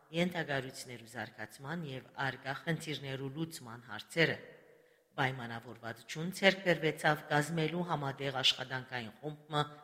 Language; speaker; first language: Armenian; early bilingual, heritage; Armenian